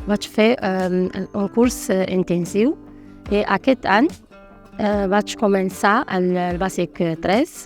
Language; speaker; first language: Catalan; non-native, learner; Spanish